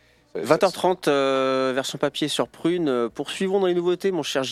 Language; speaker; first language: French; native; French